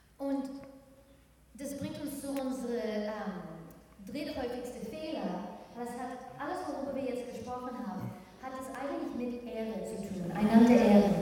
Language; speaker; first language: German; non-native, fluent; English